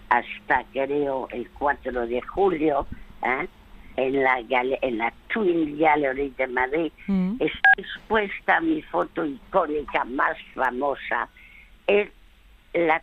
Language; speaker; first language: Spanish; early bilingual, other home language; French